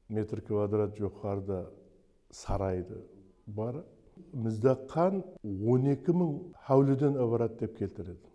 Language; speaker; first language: Uzbek; non-native, local second language; Kara-Kalpak